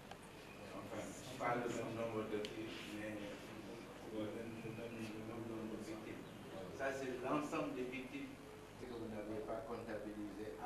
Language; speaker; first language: French; non-native, local second language; Wolof